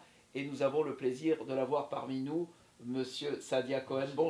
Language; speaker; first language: French; native; French